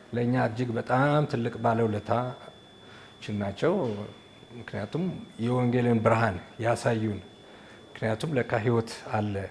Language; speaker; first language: Amharic; native; Amharic